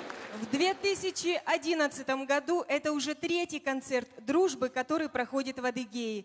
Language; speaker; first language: Russian; native; Russian